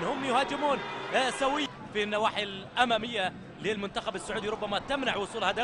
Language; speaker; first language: Arabic; native; Arabic